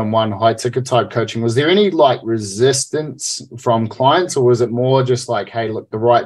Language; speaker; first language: English; native; English